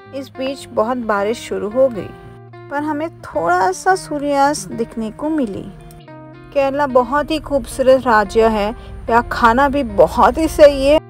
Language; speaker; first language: Hindi; non-native, local second language; Malayalam